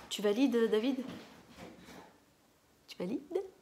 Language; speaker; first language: French; native; French